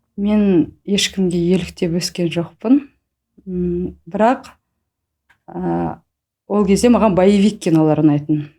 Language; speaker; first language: Kazakh; native; Kazakh